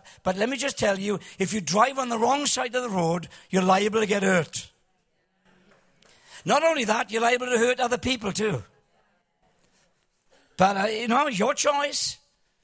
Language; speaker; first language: English; native; English